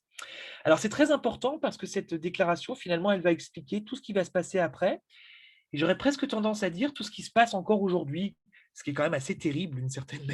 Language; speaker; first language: French; native; French